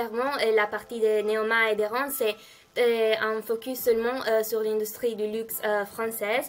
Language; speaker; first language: French; non-native, fluent; Italian